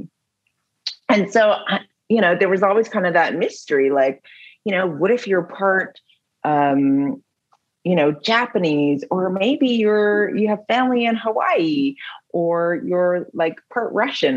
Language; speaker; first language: English; native; English